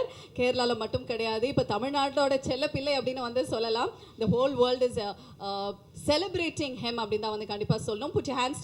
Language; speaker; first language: Tamil; native; Tamil